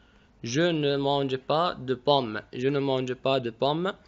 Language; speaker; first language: French; non-native, fluent; Arabic